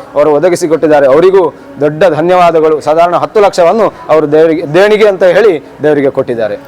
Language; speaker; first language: Kannada; native; Kannada